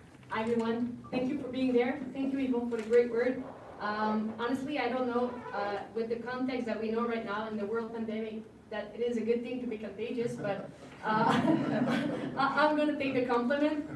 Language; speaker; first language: English; non-native, fluent; French